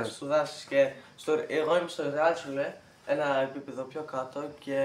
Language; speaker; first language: Greek; early bilingual, heritage; Greek